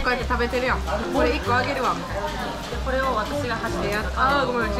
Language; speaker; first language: Korean; non-native, fluent; Japanese